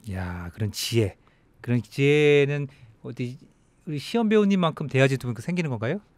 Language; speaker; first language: Korean; native; Korean